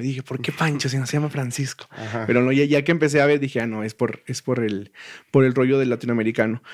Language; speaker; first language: Spanish; native; Spanish